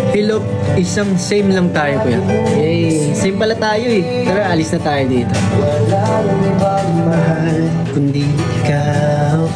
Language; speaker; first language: Filipino; non-native, local second language; Waray